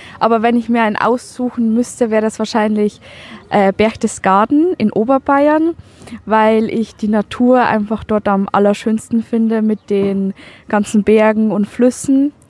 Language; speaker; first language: German; native; German